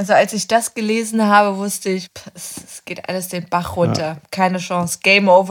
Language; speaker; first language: German; native; German